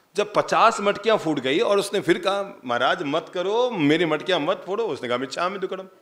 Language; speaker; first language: Hindi; native; Hindi